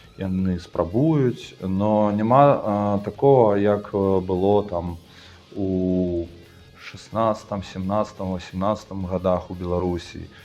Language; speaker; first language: Belarusian; non-native, local second language; Russian